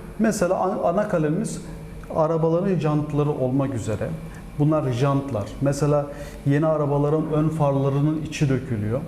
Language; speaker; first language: Turkish; early bilingual, heritage; Turkish